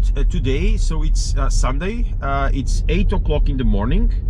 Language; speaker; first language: English; non-native, fluent; Portuguese